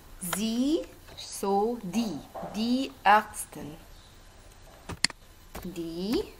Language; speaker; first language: German; non-native, learner; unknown